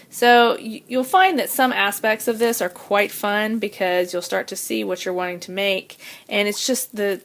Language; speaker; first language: English; native; English